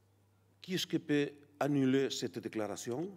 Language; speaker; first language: French; non-native, learner; Catalan